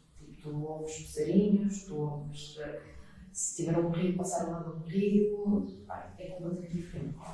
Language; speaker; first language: Portuguese; non-native, fluent; Russian